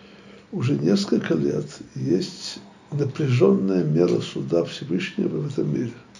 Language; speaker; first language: Russian; native; Russian